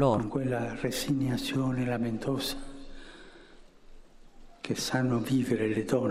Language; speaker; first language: Italian; non-native, fluent; Spanish